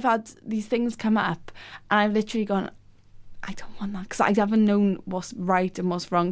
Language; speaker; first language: English; native; English